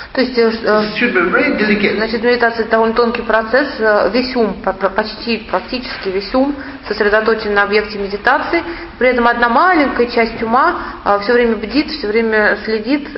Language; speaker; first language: Russian; native; Russian